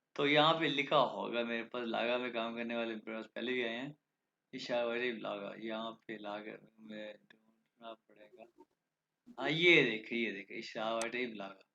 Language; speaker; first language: Urdu; non-native, local second language; Punjabi